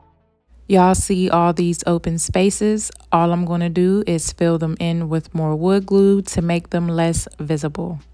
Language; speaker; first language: English; native; English